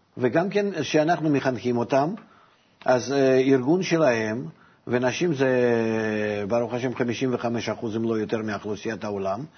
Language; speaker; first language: Hebrew; non-native, fluent; Russian